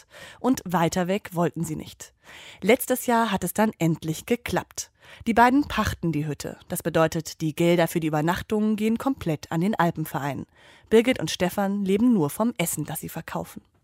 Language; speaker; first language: German; native; German